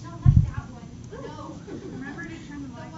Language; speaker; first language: English; native; English